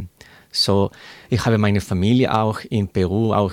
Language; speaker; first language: German; non-native, learner; Spanish